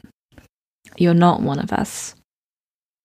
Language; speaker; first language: English; native; English